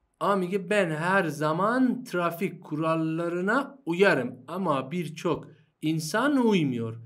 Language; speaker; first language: Turkish; non-native, fluent; Persian